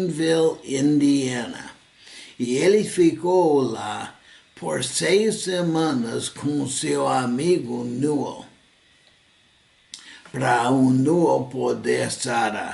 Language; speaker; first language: Portuguese; non-native, fluent; English